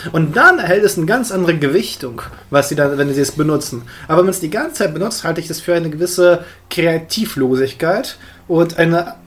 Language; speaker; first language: German; early bilingual, other home language; Russian